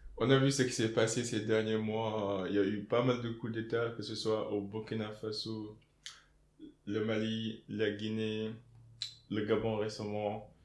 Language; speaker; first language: French; non-native, local second language; Wolof